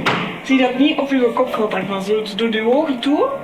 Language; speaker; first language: Dutch; native; Dutch